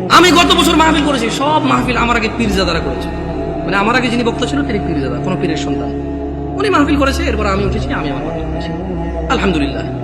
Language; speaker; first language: Bangla; early bilingual, heritage; Bangla